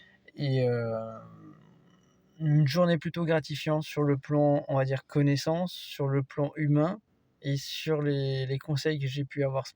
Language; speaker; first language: French; native; French